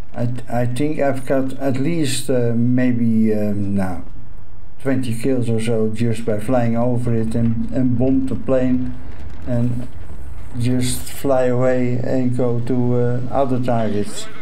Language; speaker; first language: English; non-native, fluent; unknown